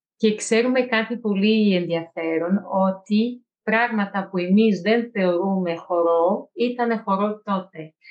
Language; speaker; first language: Greek; non-native, fluent; Portuguese